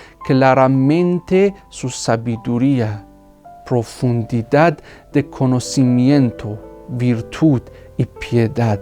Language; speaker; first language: Spanish; non-native, fluent; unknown